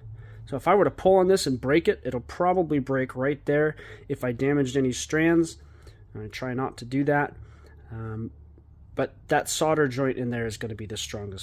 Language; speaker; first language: English; native; English